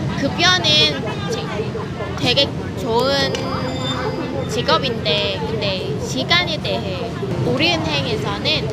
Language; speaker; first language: Korean; non-native, fluent; Vietnamese